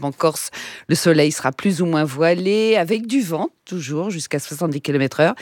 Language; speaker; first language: French; native; French